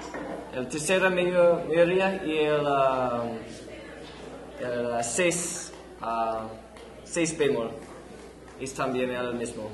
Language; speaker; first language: Spanish; non-native, learner; English